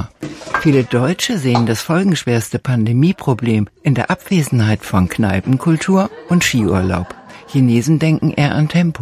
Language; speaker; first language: German; native; German